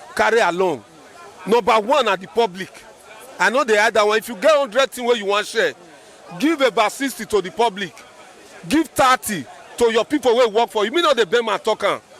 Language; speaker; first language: Nigerian Pidgin; native; Nigerian Pidgin